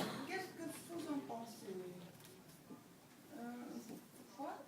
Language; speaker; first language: French; non-native, fluent; Dutch